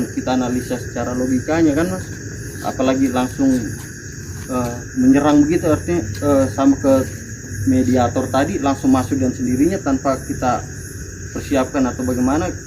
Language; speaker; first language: Indonesian; native; Indonesian